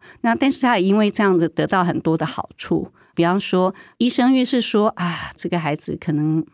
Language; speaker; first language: Chinese; native; Chinese